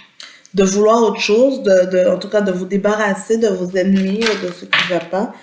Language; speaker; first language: French; native; French